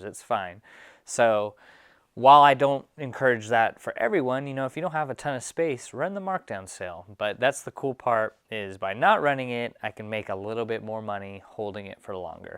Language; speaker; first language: English; native; English